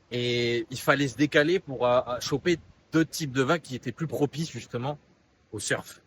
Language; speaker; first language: French; native; French